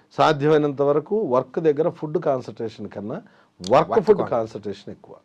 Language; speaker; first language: Telugu; native; Telugu